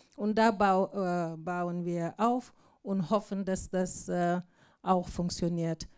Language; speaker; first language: German; non-native, fluent; Fula